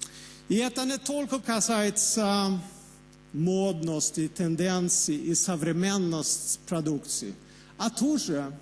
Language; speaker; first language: Russian; non-native, fluent; Swedish